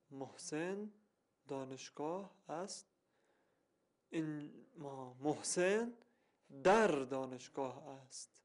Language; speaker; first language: Persian; non-native, learner; Arabic